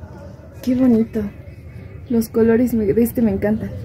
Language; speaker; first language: Spanish; native; Spanish